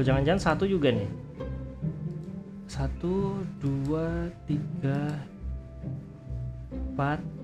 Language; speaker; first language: Indonesian; native; Indonesian